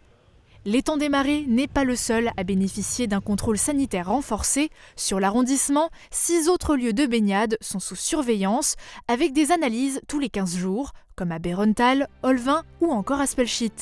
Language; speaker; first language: French; native; French